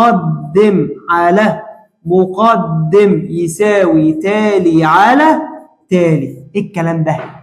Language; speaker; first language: Arabic; native; Arabic